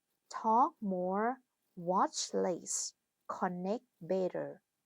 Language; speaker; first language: English; non-native, fluent; Thai